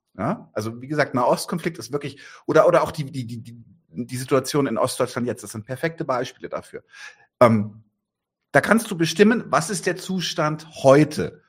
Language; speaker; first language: German; native; German